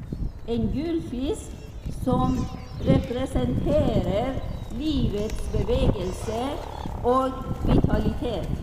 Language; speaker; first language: Norwegian; non-native, fluent; Persian